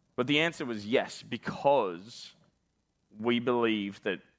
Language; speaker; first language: English; native; English